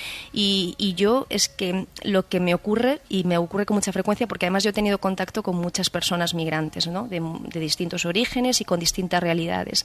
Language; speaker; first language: Spanish; native; Spanish